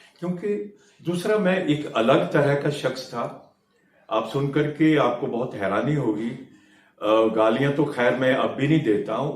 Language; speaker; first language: Hindi; native; Hindi